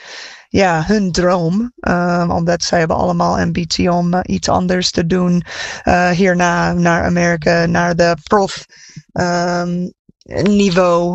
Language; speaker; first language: Dutch; non-native, fluent; English